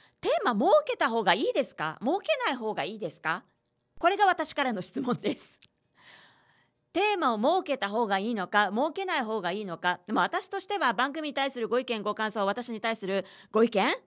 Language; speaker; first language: Japanese; native; Japanese